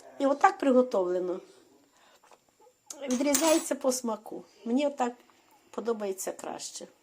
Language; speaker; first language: Ukrainian; native; Ukrainian